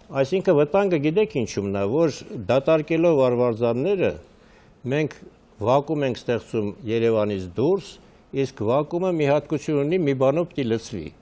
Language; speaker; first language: Armenian; native; Armenian